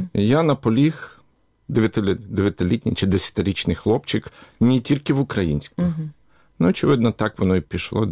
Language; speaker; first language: Ukrainian; native; Ukrainian